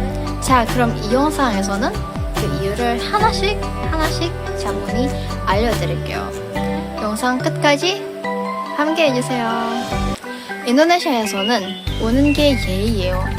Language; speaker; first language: Korean; non-native, fluent; Indonesian